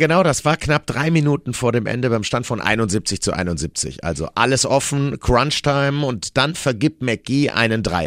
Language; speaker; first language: German; native; German